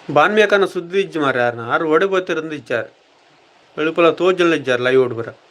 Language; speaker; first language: Kannada; non-native, local second language; Tulu